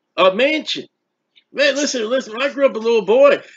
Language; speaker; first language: English; native; English